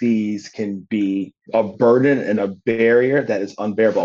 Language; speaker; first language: English; native; English